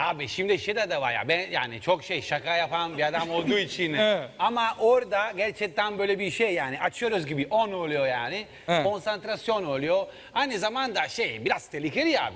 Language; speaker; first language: Turkish; non-native, fluent; Italian